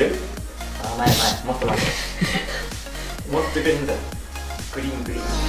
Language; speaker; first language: Japanese; native; Japanese